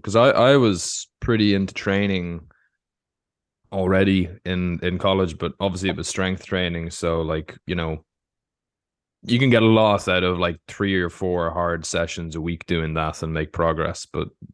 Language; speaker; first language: English; native; English